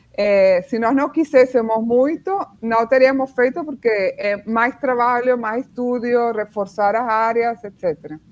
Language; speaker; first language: Portuguese; non-native, fluent; Spanish